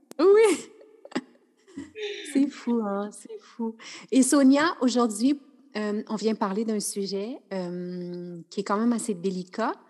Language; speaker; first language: French; native; French